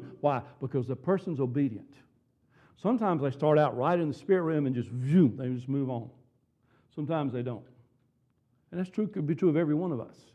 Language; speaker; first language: English; native; English